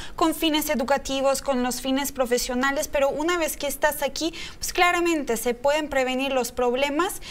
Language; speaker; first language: Spanish; non-native, fluent; Turkish